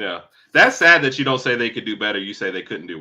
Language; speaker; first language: English; native; English